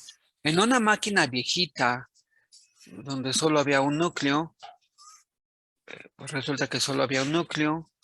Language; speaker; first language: Spanish; native; Spanish